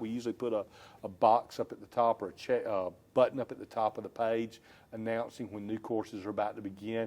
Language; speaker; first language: English; native; English